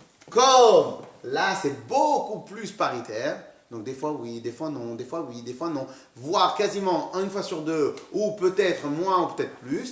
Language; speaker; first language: French; native; French